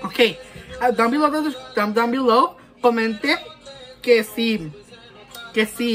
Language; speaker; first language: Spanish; early bilingual, heritage; Spanish